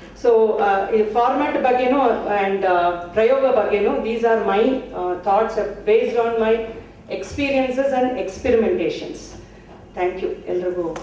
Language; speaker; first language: English; non-native, local second language; Kannada